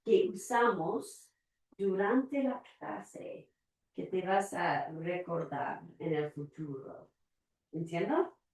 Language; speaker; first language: Spanish; non-native, learner; English